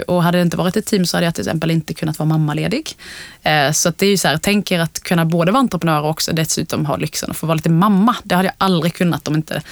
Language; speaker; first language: Swedish; native; Swedish